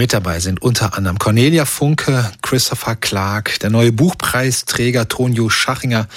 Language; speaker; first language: German; native; German